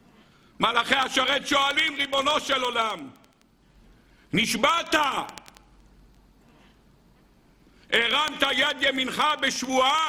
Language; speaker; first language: Hebrew; native; Hebrew